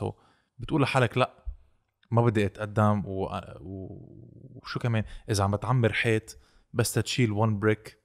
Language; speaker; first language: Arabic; native; Arabic